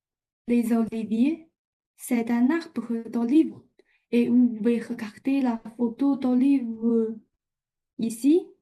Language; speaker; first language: French; non-native, fluent; Chinese